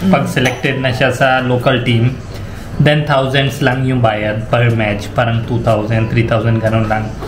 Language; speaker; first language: Filipino; non-native, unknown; Punjabi